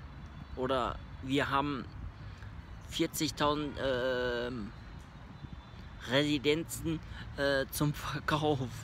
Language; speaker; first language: German; early bilingual, other home language; Turkish